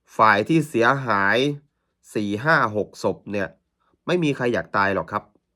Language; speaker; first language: Thai; native; Thai